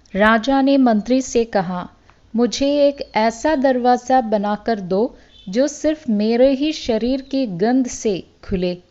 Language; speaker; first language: Hindi; non-native, local second language; Malayalam